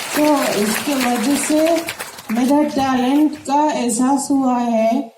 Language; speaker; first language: Hindi; non-native, local second language; Telugu